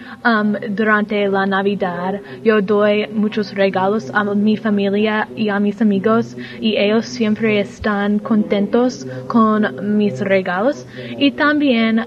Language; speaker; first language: Spanish; non-native, learner; English